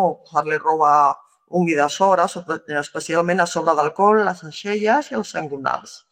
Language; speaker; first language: Catalan; non-native, local second language; Spanish